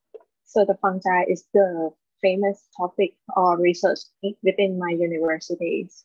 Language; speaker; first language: English; non-native, learner; Thai